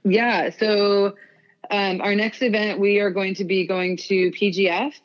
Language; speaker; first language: English; native; English